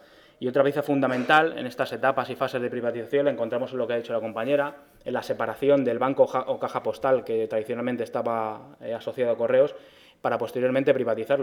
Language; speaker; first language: Spanish; native; Spanish